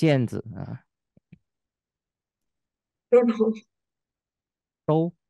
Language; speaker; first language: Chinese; non-native, fluent; Indonesian